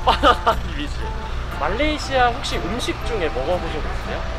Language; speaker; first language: Korean; native; Korean